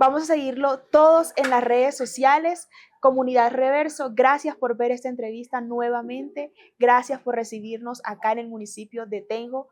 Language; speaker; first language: Spanish; native; Spanish